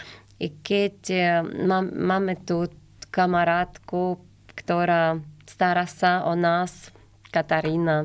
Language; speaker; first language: Slovak; non-native, learner; Ukrainian